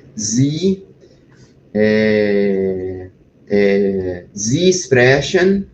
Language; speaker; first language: German; non-native, learner; Portuguese